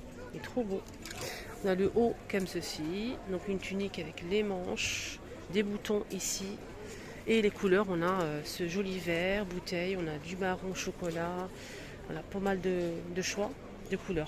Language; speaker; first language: French; native; French